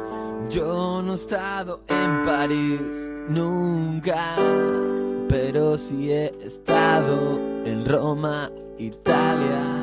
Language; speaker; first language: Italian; non-native, learner; Spanish